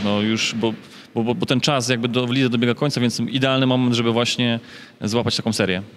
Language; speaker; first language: Polish; native; Polish